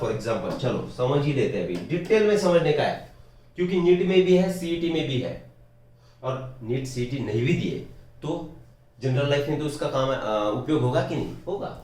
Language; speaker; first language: Hindi; non-native, local second language; Marathi